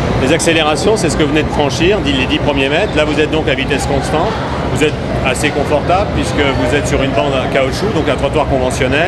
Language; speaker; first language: French; native; French